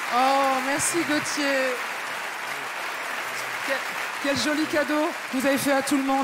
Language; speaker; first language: French; native; French